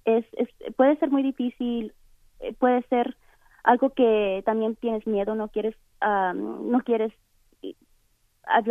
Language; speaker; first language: Spanish; early bilingual, heritage; Spanish